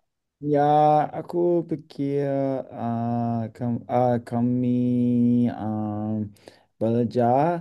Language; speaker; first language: Indonesian; non-native, learner; English